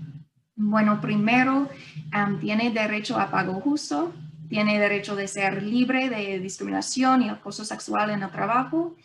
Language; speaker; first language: Spanish; non-native, fluent; English